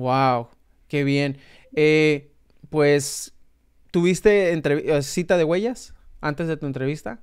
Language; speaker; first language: Spanish; native; Spanish